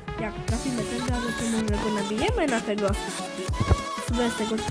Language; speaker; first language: Polish; native; Polish